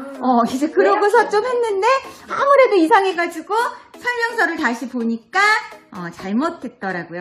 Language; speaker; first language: Korean; native; Korean